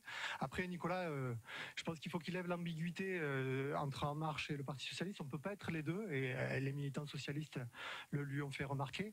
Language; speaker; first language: French; native; French